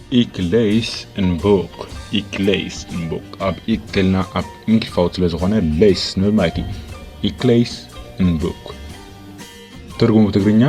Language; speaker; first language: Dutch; non-native, fluent; Tigrinya